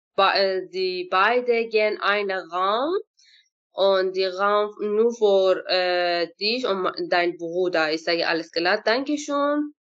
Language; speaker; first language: German; non-native, learner; Persian